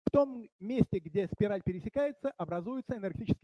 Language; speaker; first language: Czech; non-native, learner; Russian